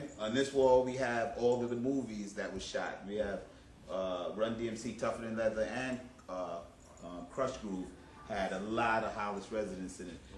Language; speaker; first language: English; native; English